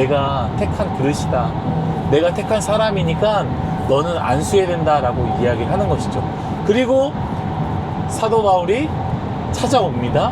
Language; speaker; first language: Korean; native; Korean